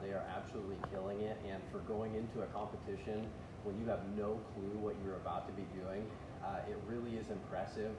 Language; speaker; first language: English; native; English